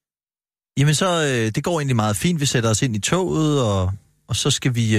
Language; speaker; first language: Danish; native; Danish